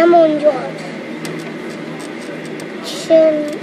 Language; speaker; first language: Hungarian; early bilingual, heritage; Hungarian